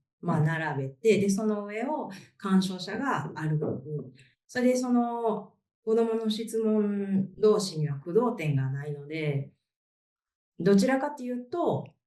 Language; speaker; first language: Japanese; native; Japanese